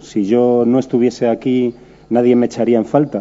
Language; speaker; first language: Spanish; native; Spanish